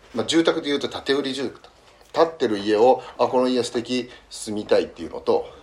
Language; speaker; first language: Japanese; early bilingual, heritage; Japanese